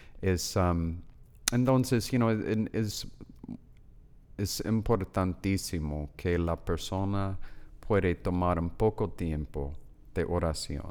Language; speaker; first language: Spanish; non-native, learner; English